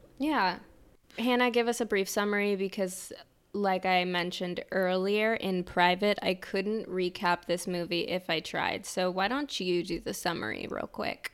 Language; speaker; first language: English; native; English